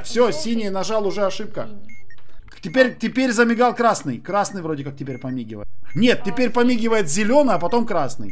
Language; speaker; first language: Russian; native; Russian